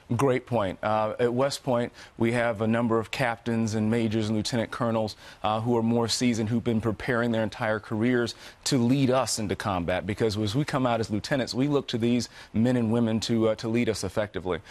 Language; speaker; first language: English; native; English